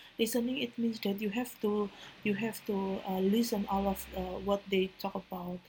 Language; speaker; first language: English; non-native, learner; Indonesian